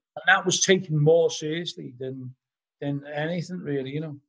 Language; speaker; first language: English; native; English